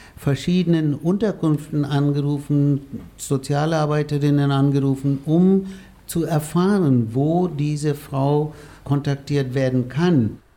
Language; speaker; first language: German; non-native, fluent; Arabic